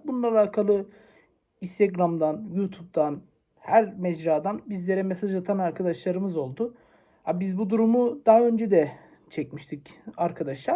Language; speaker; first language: Turkish; native; Turkish